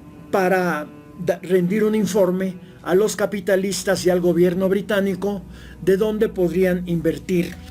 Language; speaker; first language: Spanish; native; Spanish